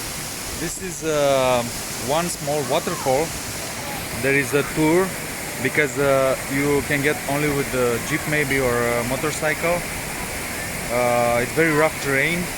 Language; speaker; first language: English; non-native, learner; Romanian